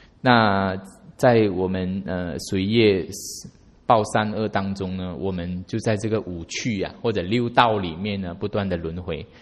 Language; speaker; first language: Chinese; native; Chinese